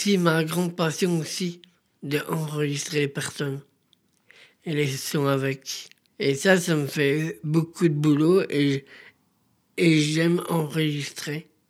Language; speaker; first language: French; native; French